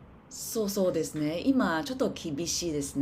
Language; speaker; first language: Japanese; non-native, learner; English